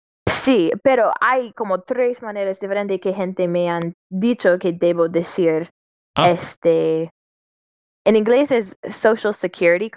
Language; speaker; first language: Spanish; non-native, fluent; English